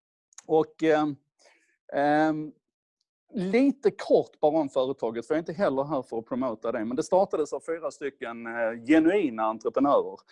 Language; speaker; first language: Swedish; native; Swedish